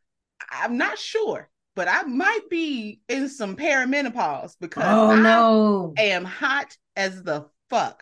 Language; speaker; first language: English; native; English